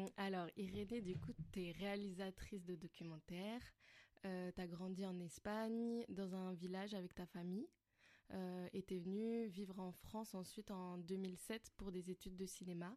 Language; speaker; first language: French; native; French